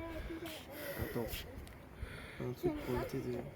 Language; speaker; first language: French; native; French